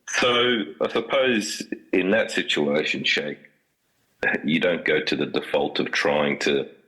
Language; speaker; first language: English; native; English